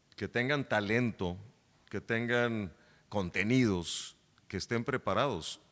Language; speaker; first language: Spanish; native; Spanish